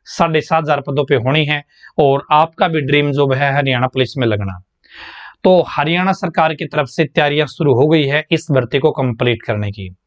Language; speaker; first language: Hindi; native; Hindi